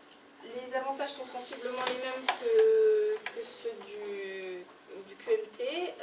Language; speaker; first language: French; native; French